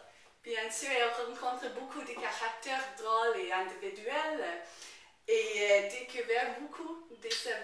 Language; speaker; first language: French; non-native, learner; English